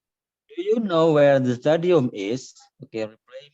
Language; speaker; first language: English; non-native, learner; Indonesian